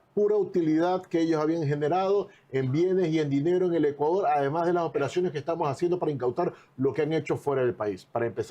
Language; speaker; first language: Spanish; native; Spanish